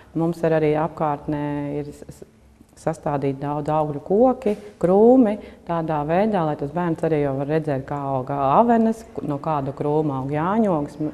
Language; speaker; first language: Latvian; native; Latvian